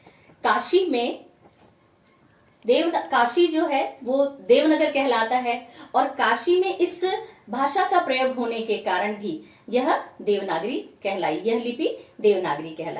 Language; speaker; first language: Hindi; native; Hindi